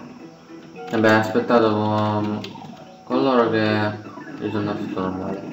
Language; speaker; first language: Italian; native; Italian